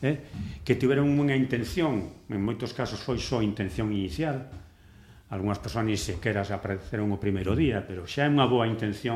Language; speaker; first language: Galician; native; Galician